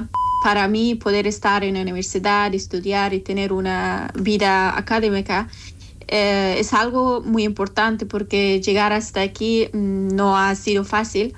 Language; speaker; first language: Spanish; non-native, learner; Persian